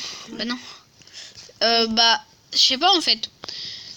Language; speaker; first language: French; native; French